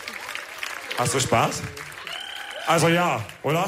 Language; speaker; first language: German; early bilingual, other home language; Wolof